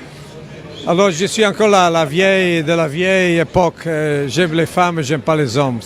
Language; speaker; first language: French; non-native, learner; Italian